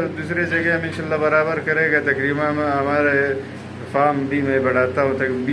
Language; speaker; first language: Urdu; non-native, local second language; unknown